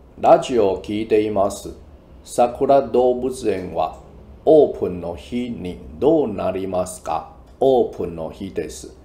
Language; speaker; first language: Japanese; non-native, fluent; Chinese